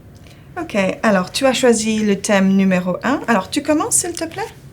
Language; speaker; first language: French; non-native, fluent; English